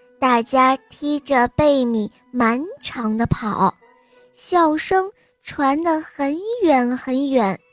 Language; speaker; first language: Chinese; native; Chinese